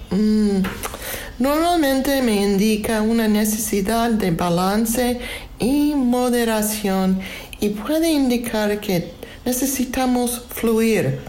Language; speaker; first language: Spanish; non-native, learner; English